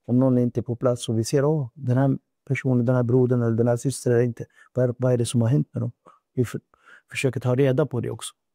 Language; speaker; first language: Swedish; non-native, fluent; Urdu